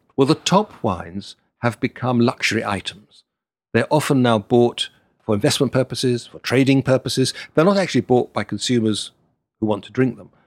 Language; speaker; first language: English; native; English